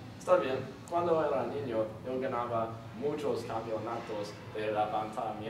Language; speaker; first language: Spanish; non-native, learner; English